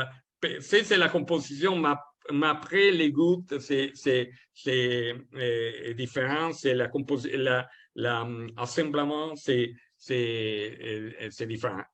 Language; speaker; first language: French; non-native, learner; Italian